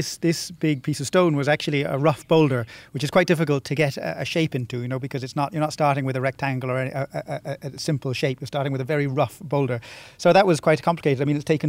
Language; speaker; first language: English; native; English